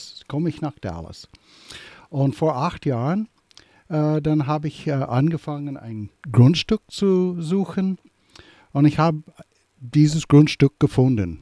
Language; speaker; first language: German; early bilingual, heritage; English